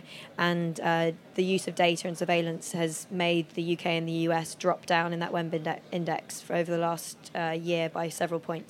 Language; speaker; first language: English; native; English